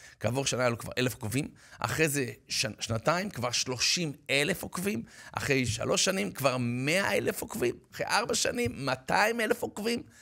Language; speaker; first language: Hebrew; native; Hebrew